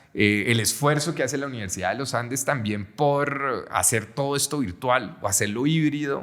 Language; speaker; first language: Spanish; native; Spanish